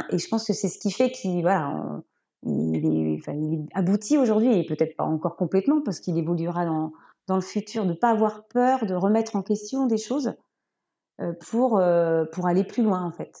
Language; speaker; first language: French; native; French